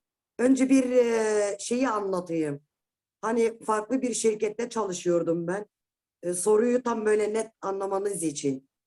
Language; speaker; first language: Turkish; native; Turkish